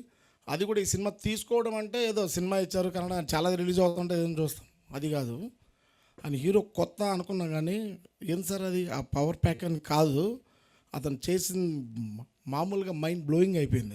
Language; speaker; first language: Telugu; native; Telugu